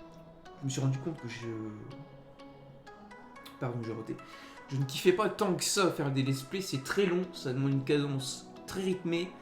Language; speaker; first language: French; native; French